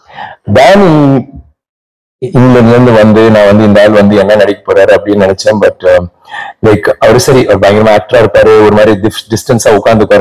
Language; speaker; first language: Tamil; native; Tamil